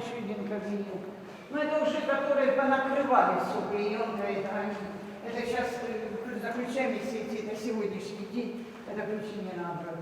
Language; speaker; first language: Russian; native; Russian